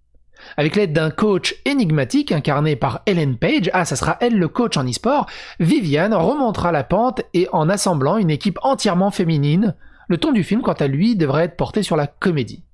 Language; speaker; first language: French; native; French